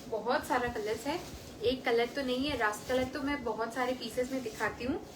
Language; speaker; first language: Hindi; non-native, local second language; Bangla